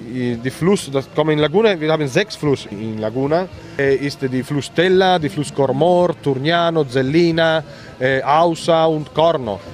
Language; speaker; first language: German; non-native, learner; Italian